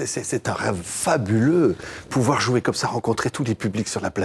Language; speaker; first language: French; native; French